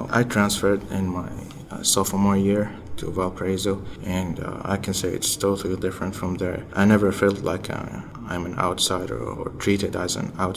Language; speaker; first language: English; non-native, fluent; Arabic